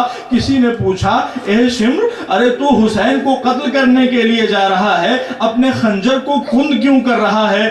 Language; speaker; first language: Urdu; native; Urdu